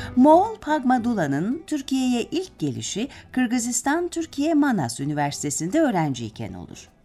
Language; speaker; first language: Turkish; native; Turkish